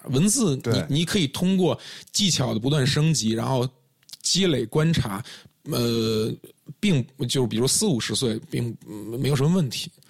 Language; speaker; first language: Chinese; native; Chinese